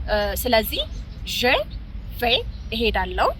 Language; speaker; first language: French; non-native, fluent; Amharic